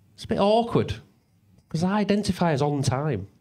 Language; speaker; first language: English; native; English